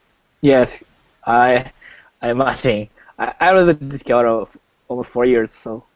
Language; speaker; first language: English; non-native, learner; Japanese